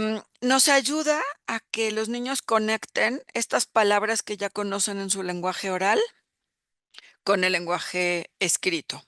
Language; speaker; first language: Spanish; native; Spanish